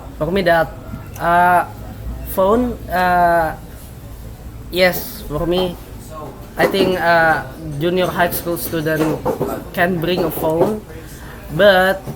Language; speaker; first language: English; non-native, learner; Indonesian